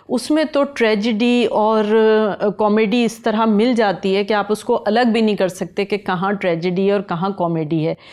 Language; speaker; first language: Urdu; native; Urdu